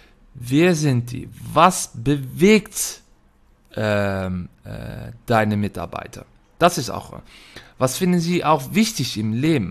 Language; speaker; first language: German; non-native, fluent; Dutch